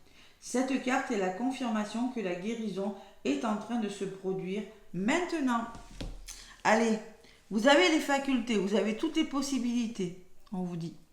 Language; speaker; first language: French; native; French